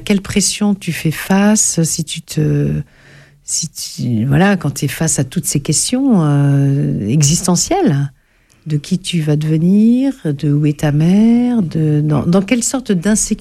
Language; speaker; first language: French; native; French